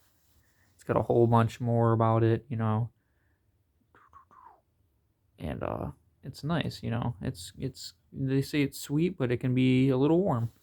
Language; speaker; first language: English; native; English